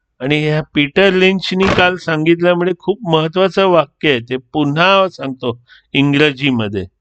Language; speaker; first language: Marathi; native; Marathi